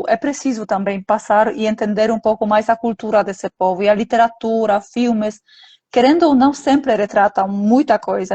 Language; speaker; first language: Portuguese; non-native, fluent; Polish